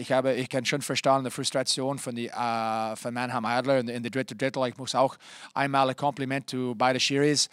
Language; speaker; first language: German; non-native, fluent; English